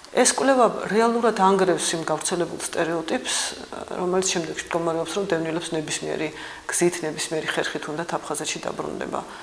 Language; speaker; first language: Georgian; native; Georgian